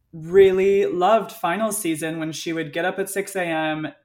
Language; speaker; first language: English; native; English